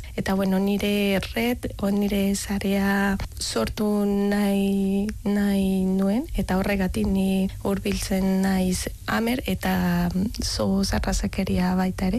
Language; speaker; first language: Basque; non-native, learner; Spanish